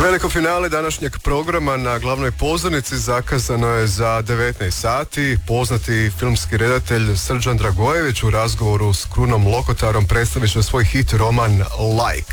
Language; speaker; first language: Serbian; native; Serbian